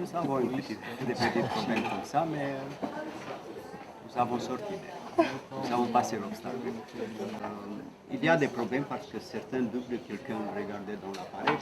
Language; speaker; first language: French; non-native, fluent; Romanian